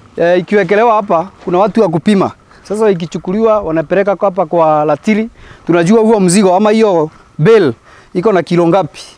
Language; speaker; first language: Swahili; non-native, local second language; Meru